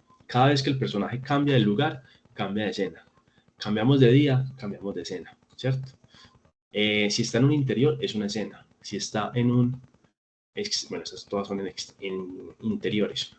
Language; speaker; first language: Spanish; native; Spanish